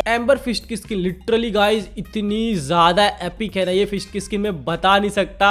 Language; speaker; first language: Hindi; native; Hindi